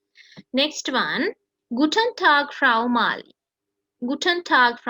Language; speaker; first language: German; non-native, learner; Sinhala